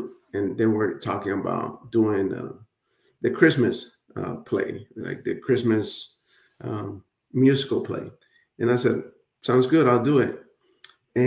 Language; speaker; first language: English; early bilingual, other home language; Spanish